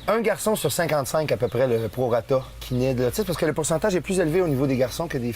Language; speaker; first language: French; native; French